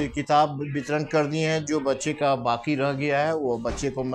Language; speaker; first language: Hindi; native; Hindi